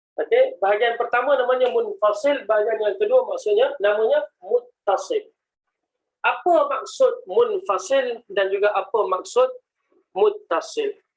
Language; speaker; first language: Malay; native; Malay